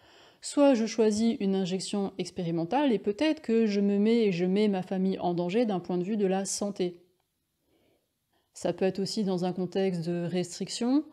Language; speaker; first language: French; native; French